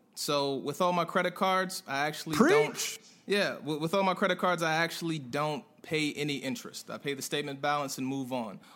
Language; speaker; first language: English; native; English